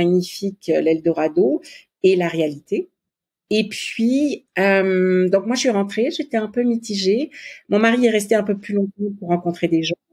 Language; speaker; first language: French; native; French